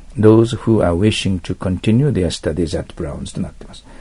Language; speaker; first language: English; non-native, fluent; Japanese